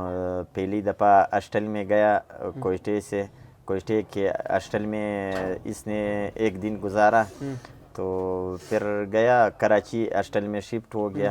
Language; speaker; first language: Hindi; non-native, local second language; Pashto